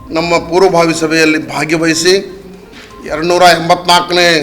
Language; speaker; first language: Kannada; non-native, local second language; Lambadi